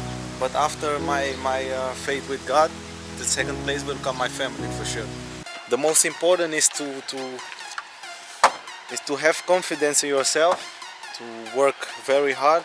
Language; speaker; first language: English; non-native, learner; Portuguese